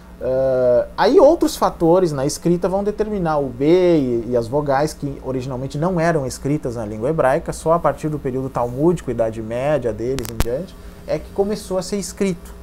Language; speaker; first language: Portuguese; native; Portuguese